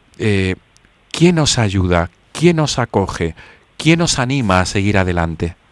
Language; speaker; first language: Spanish; native; Spanish